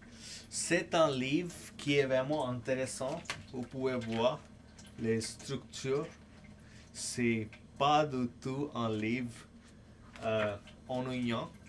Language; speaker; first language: French; non-native, fluent; English